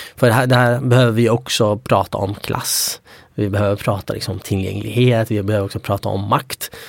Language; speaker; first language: Swedish; early bilingual, other home language; Kurdish